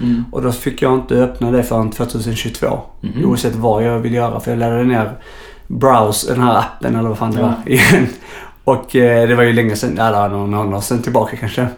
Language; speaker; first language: Swedish; native; Swedish